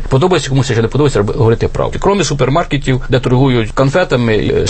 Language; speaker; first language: Ukrainian; native; Ukrainian